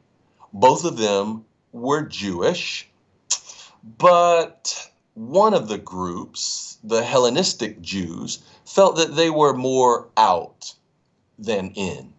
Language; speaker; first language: English; native; English